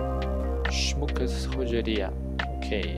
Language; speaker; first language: German; non-native, learner; Spanish